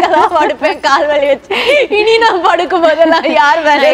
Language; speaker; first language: Tamil; native; Tamil